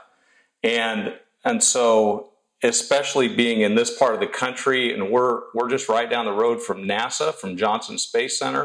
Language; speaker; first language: English; native; English